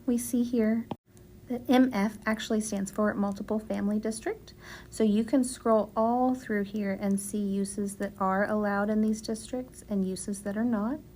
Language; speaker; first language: English; native; English